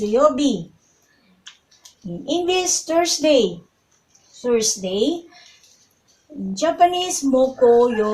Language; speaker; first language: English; non-native, local second language; Filipino